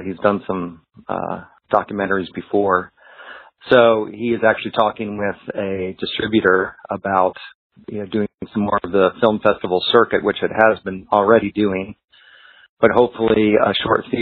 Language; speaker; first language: English; native; English